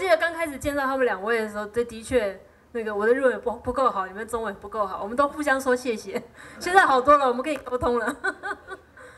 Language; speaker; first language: Chinese; native; Chinese